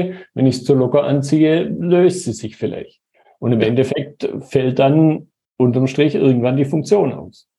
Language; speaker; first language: German; native; German